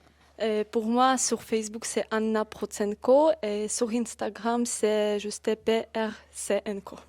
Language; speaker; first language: French; non-native, learner; Ukrainian